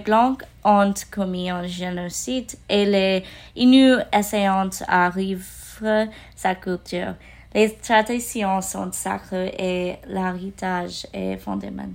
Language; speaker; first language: French; non-native, learner; English